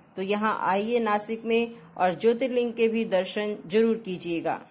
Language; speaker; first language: Hindi; non-native, local second language; Marathi